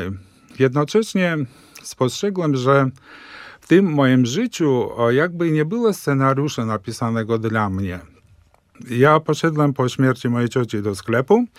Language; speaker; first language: Polish; early bilingual, heritage; Polish